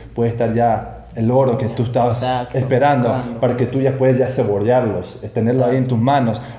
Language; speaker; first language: Spanish; non-native, fluent; English